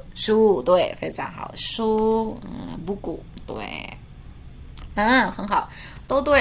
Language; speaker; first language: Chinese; non-native, fluent; Indonesian